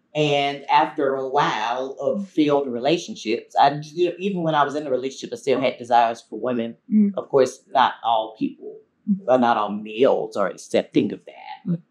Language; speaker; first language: English; native; English